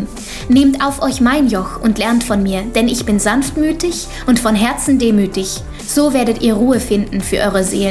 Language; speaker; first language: German; native; German